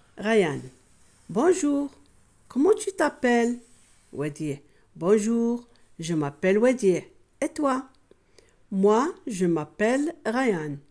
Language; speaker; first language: French; non-native, local second language; Arabic